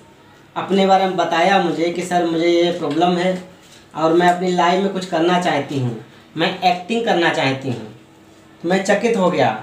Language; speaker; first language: Hindi; native; Hindi